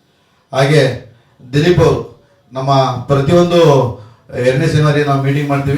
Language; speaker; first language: Kannada; native; Kannada